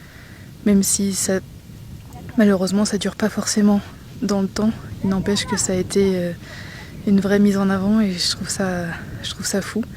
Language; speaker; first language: French; native; French